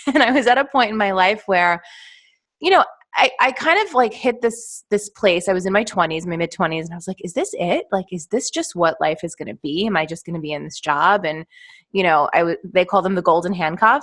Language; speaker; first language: English; native; English